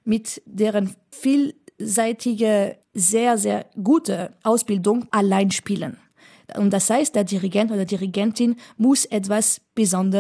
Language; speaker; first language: German; non-native, fluent; French